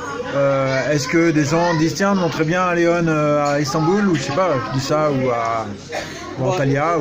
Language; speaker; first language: French; native; French